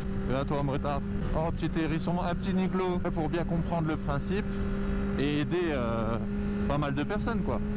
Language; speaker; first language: French; native; French